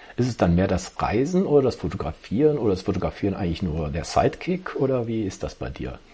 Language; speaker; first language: German; native; German